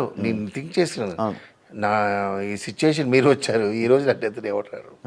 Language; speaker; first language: Telugu; non-native, learner; Tamil